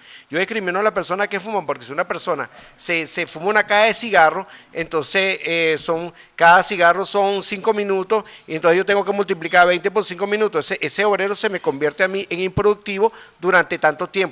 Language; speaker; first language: Spanish; native; Spanish